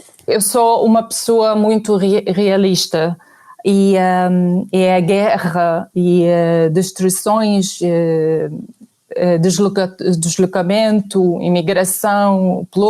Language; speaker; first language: Portuguese; non-native, fluent; Arabic